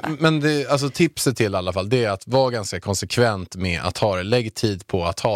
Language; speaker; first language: Swedish; native; Swedish